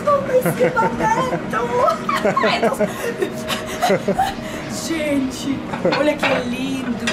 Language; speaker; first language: Portuguese; non-native, learner; Russian